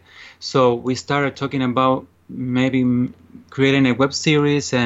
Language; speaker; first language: English; non-native, fluent; Spanish